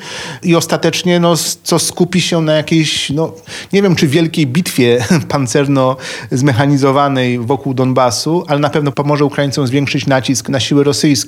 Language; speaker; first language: Polish; native; Polish